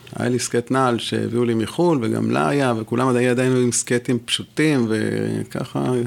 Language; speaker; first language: Hebrew; non-native, local second language; French